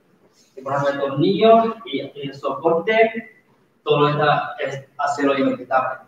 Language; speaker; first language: Spanish; non-native, learner; Chinese